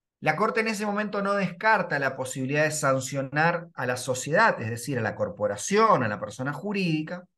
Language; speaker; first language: Spanish; native; Spanish